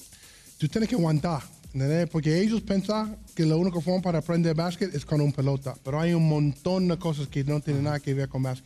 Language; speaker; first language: Spanish; non-native, learner; English